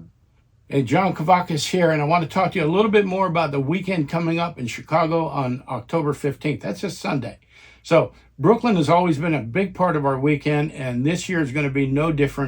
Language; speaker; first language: English; native; English